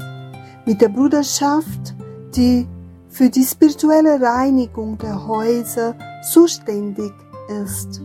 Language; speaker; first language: German; non-native, fluent; Portuguese